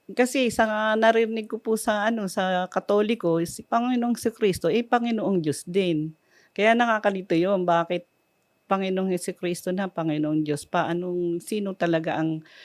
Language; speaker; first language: Filipino; native; Filipino